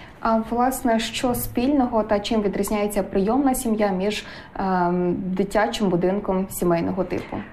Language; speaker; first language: Ukrainian; native; Ukrainian